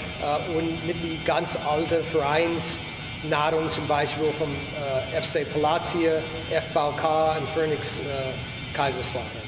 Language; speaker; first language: German; non-native, fluent; English